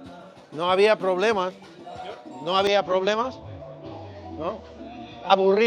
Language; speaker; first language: Spanish; non-native, learner; English